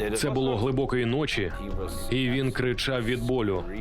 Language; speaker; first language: Ukrainian; non-native, fluent; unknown